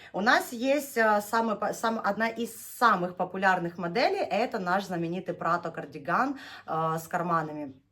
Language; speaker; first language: Russian; native; Russian